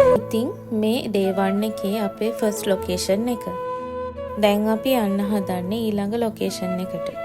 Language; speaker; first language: Sinhala; native; Sinhala